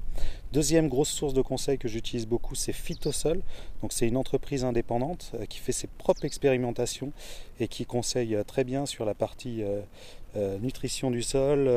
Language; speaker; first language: French; native; French